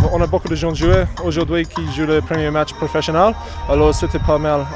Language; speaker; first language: French; non-native, learner; English